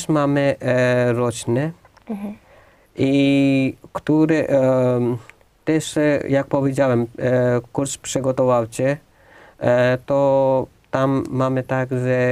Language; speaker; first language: Polish; non-native, fluent; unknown